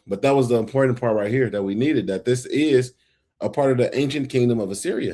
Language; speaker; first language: English; native; English